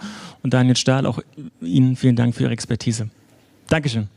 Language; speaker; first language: German; native; German